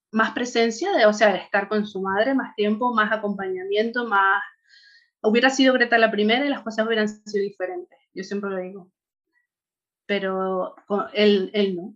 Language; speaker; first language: Spanish; native; Spanish